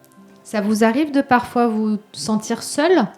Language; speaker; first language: French; native; French